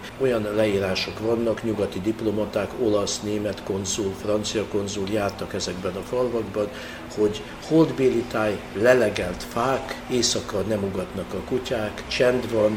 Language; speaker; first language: Hungarian; native; Hungarian